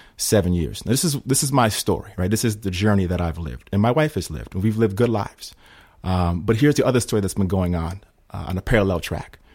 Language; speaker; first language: English; native; English